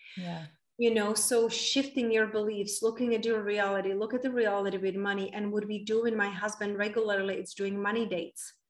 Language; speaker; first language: English; non-native, fluent; Czech